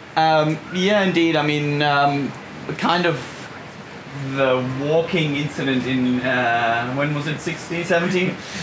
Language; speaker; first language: English; early bilingual, other home language; German